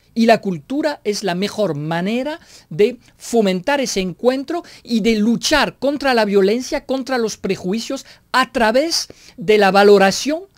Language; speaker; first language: Spanish; non-native, fluent; French